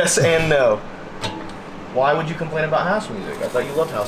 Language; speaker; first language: English; native; English